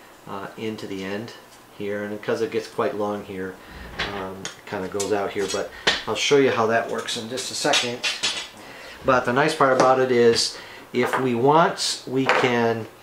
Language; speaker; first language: English; native; English